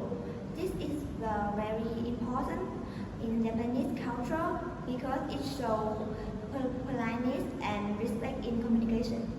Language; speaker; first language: English; non-native, learner; Vietnamese